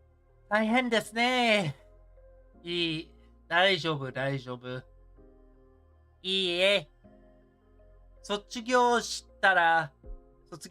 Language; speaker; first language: Japanese; non-native, learner; English